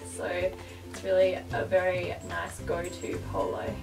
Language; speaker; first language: English; native; English